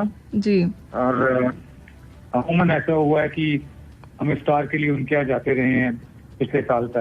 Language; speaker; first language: Hindi; native; Hindi